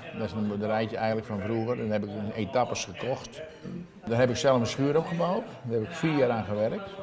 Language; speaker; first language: Dutch; native; Dutch